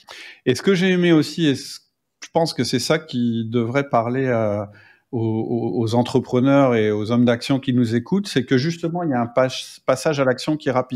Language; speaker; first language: French; native; French